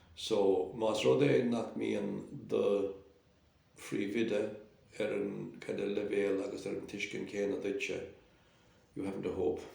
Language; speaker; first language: Irish; non-native, local second language; English